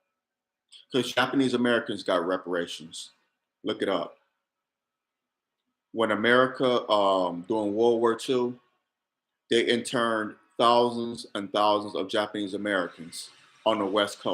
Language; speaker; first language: English; native; English